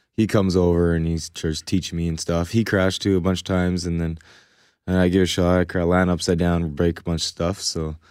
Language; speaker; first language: English; native; English